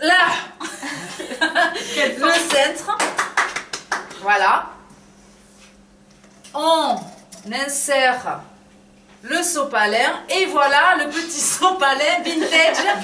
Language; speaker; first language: French; native; French